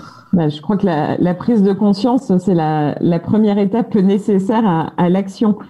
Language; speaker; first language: French; native; French